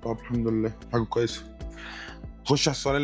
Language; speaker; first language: Arabic; native; Arabic